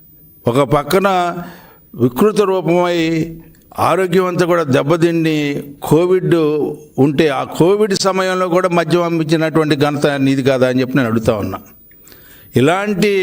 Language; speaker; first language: Telugu; native; Telugu